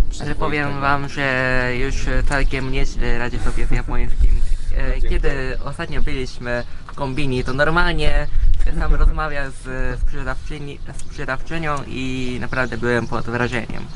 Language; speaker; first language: Polish; non-native, fluent; Japanese